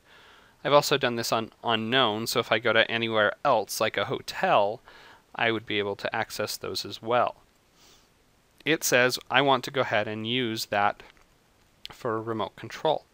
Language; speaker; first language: English; native; English